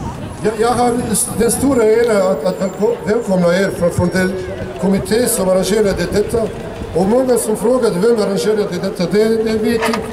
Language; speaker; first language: Swedish; non-native, fluent; Bosnian